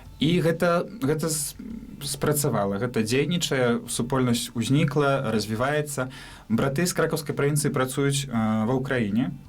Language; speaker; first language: Belarusian; native; Belarusian